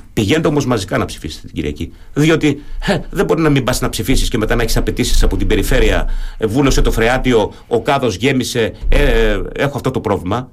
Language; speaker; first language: Greek; early bilingual, heritage; German